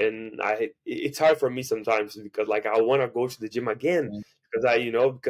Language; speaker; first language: English; non-native, fluent; Portuguese